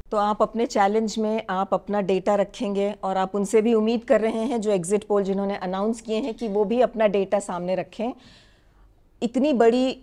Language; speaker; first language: Hindi; native; Hindi